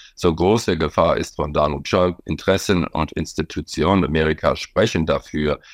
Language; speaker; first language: German; non-native, fluent; English